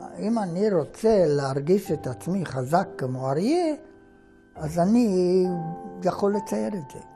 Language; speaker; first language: Hebrew; non-native, fluent; Romanian